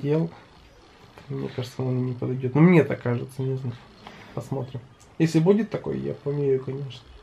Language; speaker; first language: Russian; native; Russian